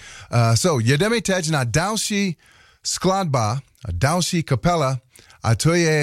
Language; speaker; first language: Czech; non-native, learner; English